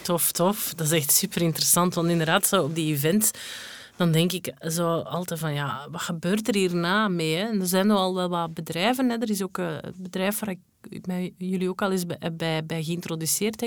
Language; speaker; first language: Dutch; native; Dutch